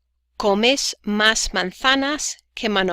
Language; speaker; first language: Spanish; non-native, fluent; English